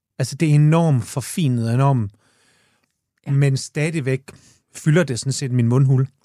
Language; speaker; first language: Danish; native; Danish